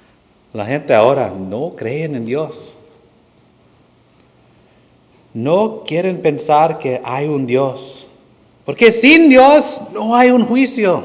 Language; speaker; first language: Spanish; non-native, fluent; English